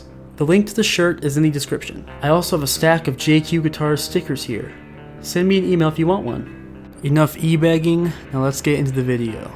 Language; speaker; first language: English; native; English